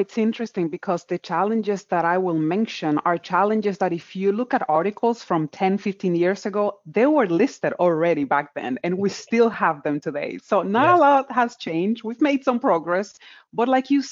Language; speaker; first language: English; non-native, fluent; Spanish